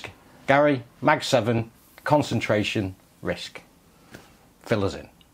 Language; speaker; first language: English; native; English